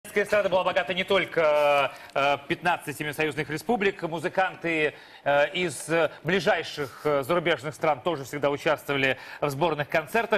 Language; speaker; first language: Russian; native; Russian